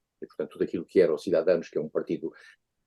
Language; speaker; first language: Portuguese; native; Portuguese